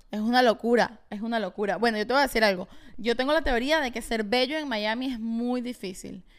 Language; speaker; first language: Spanish; native; Spanish